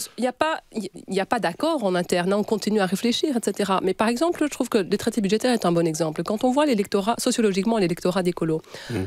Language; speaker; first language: French; native; French